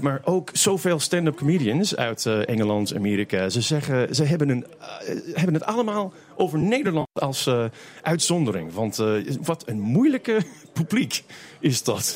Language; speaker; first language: Dutch; non-native, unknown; English